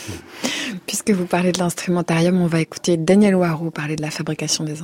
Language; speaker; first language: French; native; French